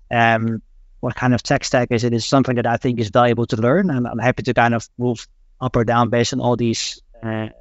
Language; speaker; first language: English; non-native, fluent; Dutch